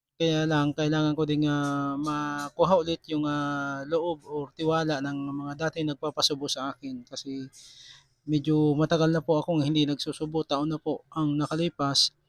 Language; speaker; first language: Filipino; non-native, local second language; Bikol